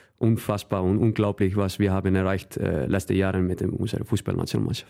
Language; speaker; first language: German; non-native, fluent; Icelandic